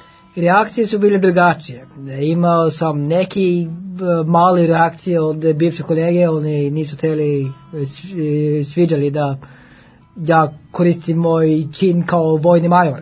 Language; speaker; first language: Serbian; non-native, learner; Norwegian